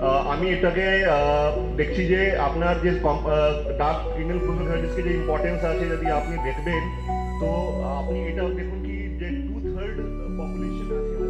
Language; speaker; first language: Bangla; non-native, local second language; Hindi